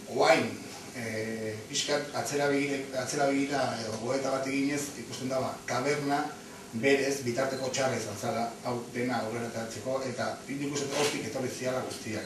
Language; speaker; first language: Basque; native; Basque